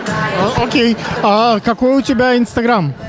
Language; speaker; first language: Russian; native; Russian